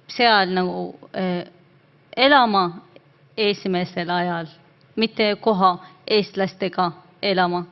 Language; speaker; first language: Estonian; non-native, learner; Arabic